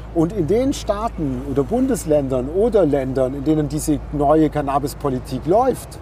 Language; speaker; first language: German; native; German